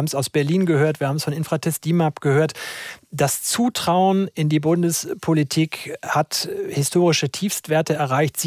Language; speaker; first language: German; native; German